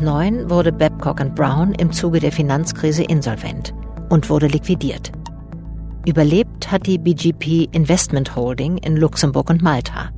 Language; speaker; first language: German; native; German